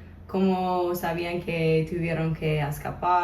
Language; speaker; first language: Spanish; non-native, learner; English